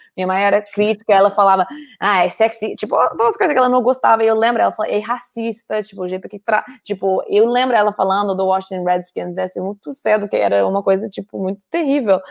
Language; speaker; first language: Portuguese; non-native, fluent; English